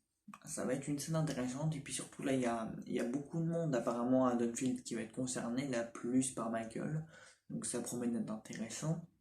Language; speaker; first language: French; native; French